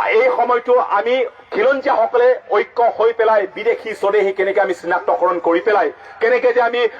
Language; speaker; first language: Assamese; non-native, local second language; Karbi